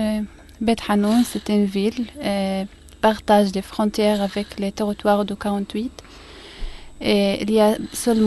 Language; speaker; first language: French; non-native, learner; Arabic